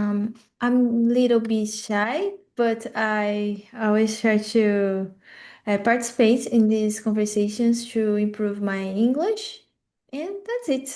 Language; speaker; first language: English; non-native, learner; Portuguese